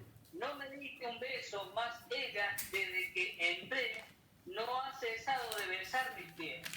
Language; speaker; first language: Spanish; native; Spanish